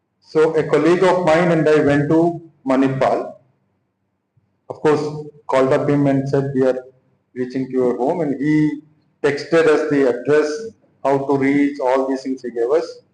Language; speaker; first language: English; non-native, local second language; Malayalam